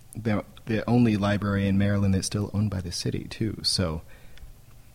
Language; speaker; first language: English; native; English